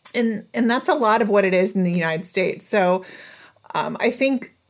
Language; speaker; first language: English; native; English